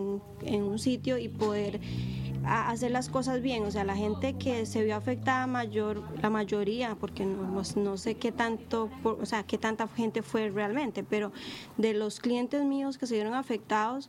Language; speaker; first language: Spanish; native; Spanish